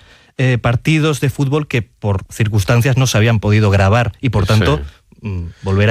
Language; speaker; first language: Spanish; native; Spanish